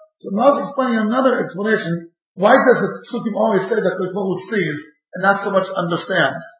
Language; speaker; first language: English; native; English